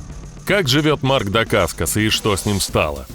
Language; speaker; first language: Russian; native; Russian